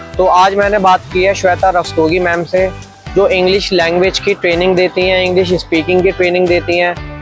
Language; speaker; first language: Hindi; native; Hindi